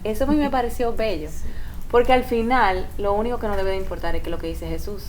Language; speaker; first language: Spanish; native; Spanish